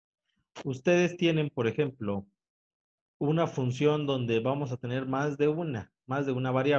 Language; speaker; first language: Spanish; native; Spanish